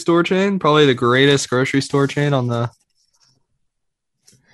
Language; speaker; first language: English; native; English